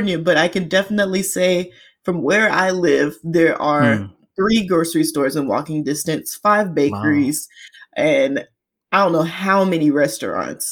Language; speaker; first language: English; native; English